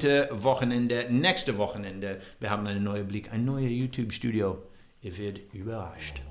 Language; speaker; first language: German; non-native, learner; English